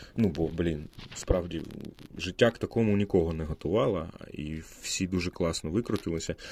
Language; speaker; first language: Ukrainian; non-native, local second language; Russian